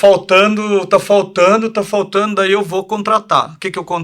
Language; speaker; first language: Portuguese; native; Portuguese